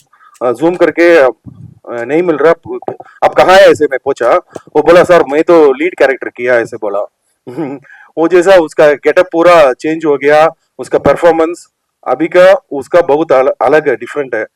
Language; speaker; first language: Hindi; non-native, local second language; Telugu